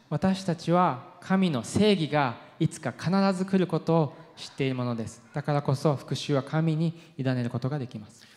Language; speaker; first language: Japanese; non-native, fluent; English